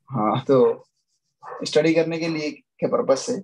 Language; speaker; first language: Hindi; native; Hindi